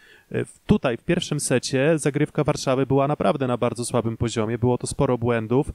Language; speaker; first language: Polish; native; Polish